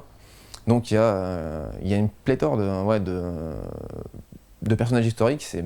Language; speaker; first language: French; native; French